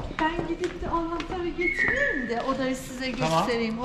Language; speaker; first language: Turkish; non-native, fluent; Persian